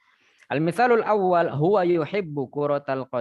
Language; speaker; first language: Arabic; non-native, fluent; Indonesian